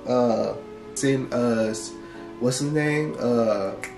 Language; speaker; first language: English; native; English